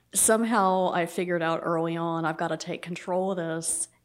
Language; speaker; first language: English; native; English